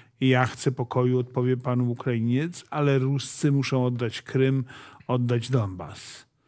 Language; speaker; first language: Polish; native; Polish